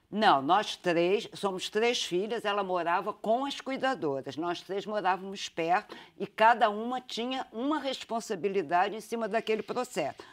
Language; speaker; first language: Portuguese; native; Portuguese